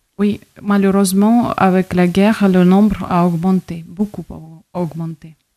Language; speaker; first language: French; non-native, fluent; Ukrainian